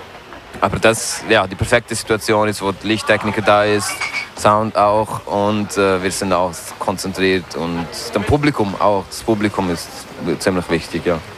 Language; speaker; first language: German; non-native, fluent; French